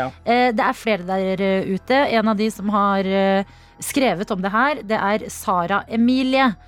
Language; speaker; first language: Norwegian; native; Norwegian